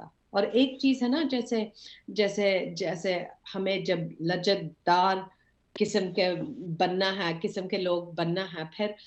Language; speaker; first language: Hindi; early bilingual, heritage; English